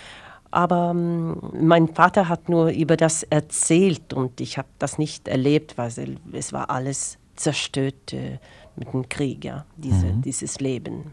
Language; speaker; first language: German; non-native, fluent; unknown